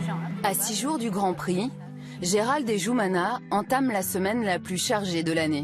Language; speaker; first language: French; native; French